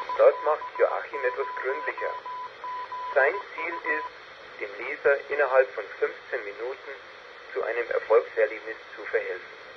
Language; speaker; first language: German; native; German